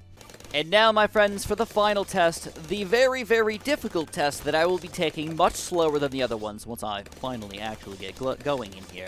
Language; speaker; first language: English; native; English